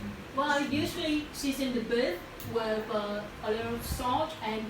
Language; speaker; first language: English; non-native, learner; Vietnamese